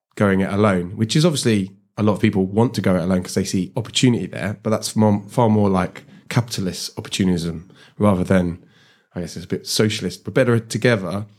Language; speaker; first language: English; native; English